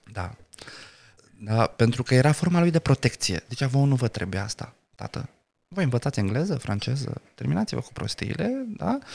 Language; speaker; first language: Romanian; non-native, local second language; Romany